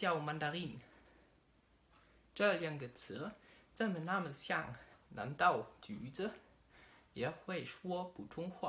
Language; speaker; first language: Chinese; non-native, learner; German